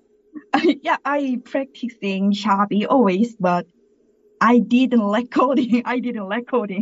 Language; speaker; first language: English; non-native, learner; Korean